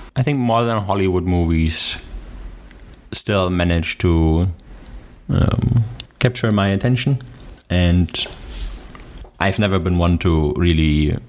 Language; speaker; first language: English; non-native, fluent; German